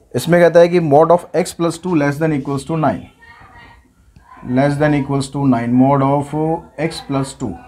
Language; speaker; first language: Hindi; native; Hindi